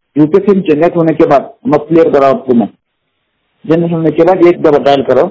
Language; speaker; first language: Hindi; non-native, local second language; Kannada